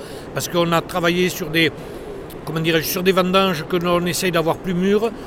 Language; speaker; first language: French; native; French